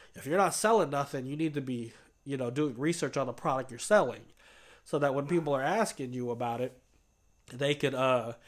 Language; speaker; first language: English; native; English